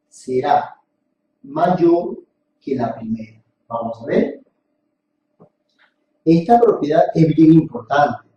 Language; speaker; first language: Spanish; native; Spanish